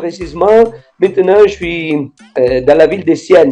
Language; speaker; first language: French; non-native, fluent; Italian